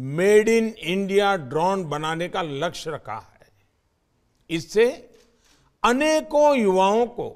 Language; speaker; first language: Hindi; non-native, local second language; Gujarati